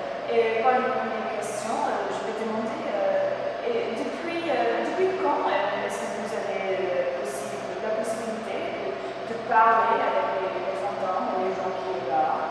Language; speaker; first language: French; non-native, learner; English